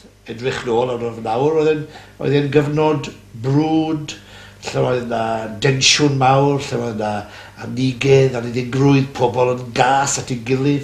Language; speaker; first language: Welsh; native; Welsh